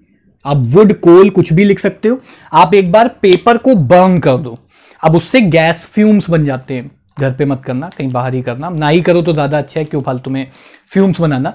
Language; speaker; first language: Hindi; native; Hindi